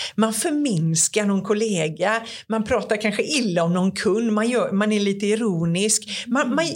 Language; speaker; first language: Swedish; native; Swedish